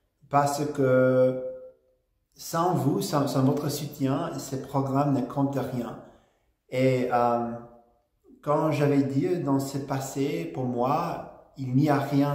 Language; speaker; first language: French; non-native, learner; English